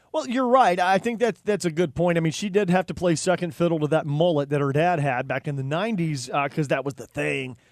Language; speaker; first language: English; native; English